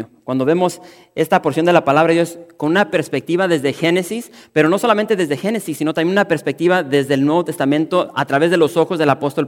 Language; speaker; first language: Spanish; native; Spanish